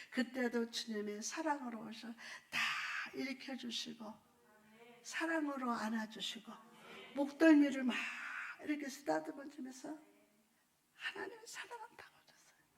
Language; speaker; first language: Korean; native; Korean